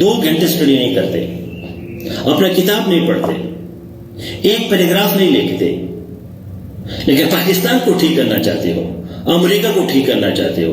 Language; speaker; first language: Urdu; non-native, local second language; Pashto